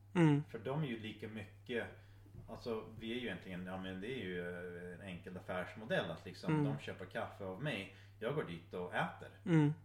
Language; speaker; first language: Swedish; non-native, fluent; English